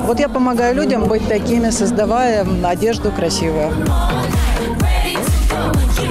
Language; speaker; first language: Russian; native; Russian